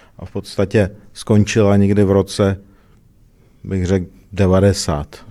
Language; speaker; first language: Czech; early bilingual, other home language; Russian